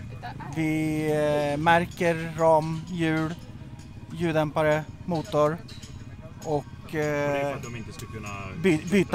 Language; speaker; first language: Swedish; native; Swedish